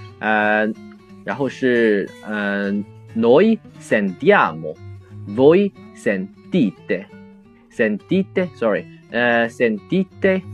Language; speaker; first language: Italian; non-native, fluent; Chinese